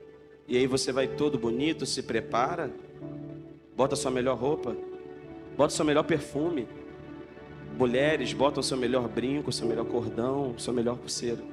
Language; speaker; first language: Portuguese; native; Portuguese